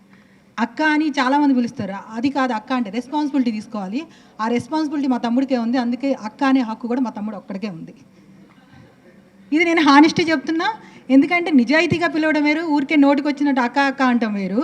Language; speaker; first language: Telugu; native; Telugu